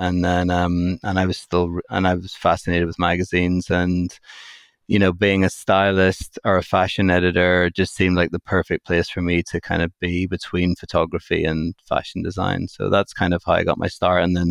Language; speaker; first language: English; native; English